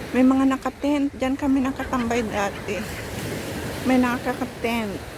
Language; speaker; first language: Filipino; native; Filipino